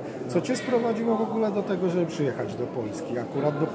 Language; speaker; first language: Polish; native; Polish